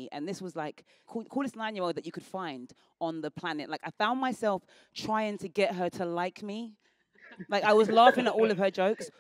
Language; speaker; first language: English; native; English